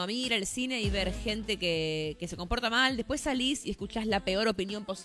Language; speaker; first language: Spanish; native; Spanish